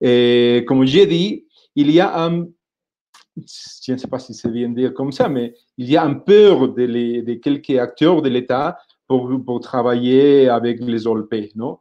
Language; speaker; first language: French; non-native, fluent; Spanish